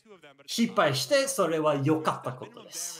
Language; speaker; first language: Japanese; non-native, learner; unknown